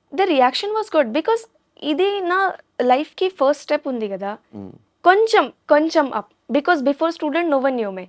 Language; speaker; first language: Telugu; non-native, learner; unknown